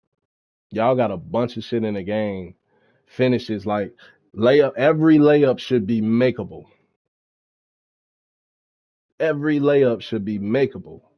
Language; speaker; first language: English; native; English